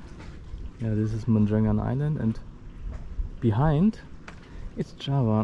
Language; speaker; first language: English; non-native, fluent; German